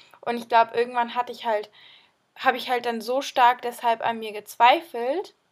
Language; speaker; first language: German; native; German